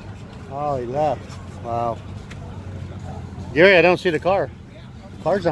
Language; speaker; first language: English; native; English